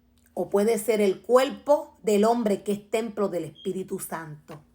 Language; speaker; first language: Spanish; native; Spanish